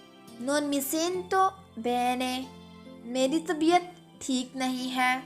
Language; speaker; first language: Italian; non-native, fluent; Urdu